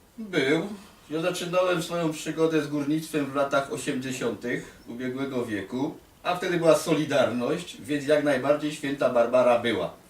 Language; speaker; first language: Polish; native; Polish